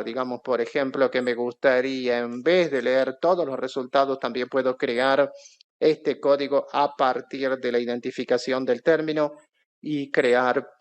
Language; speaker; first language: Spanish; non-native, fluent; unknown